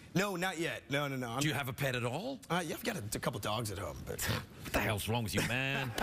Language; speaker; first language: English; native; English